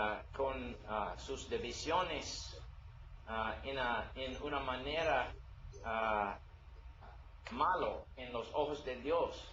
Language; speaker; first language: Spanish; non-native, learner; English